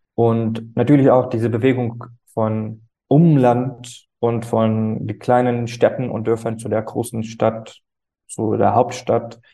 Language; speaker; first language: German; non-native, fluent; Arabic